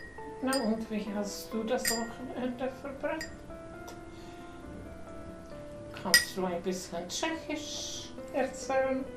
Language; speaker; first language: German; non-native, fluent; Czech